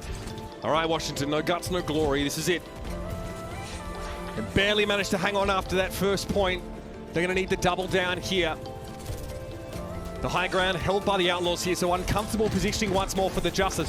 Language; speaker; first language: English; native; English